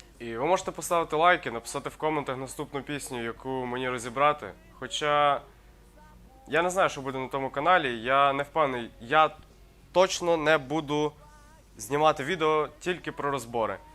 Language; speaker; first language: Ukrainian; native; Ukrainian